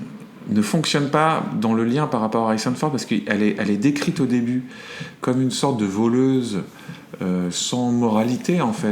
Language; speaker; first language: French; native; French